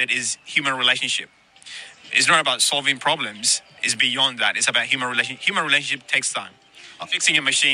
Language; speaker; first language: English; native; English